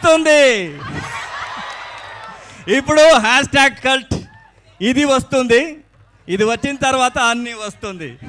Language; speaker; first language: Telugu; non-native, learner; Kannada